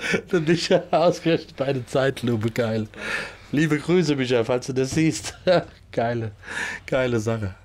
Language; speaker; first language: German; native; German